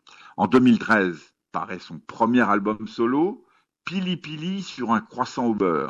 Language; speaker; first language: French; native; French